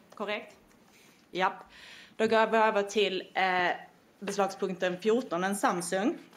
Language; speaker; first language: Swedish; native; Swedish